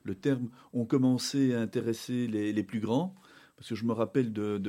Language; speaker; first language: French; native; French